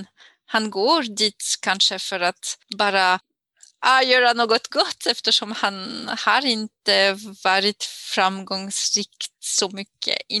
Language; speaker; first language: Swedish; non-native, fluent; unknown